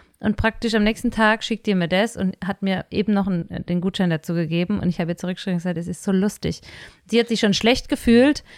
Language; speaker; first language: German; native; German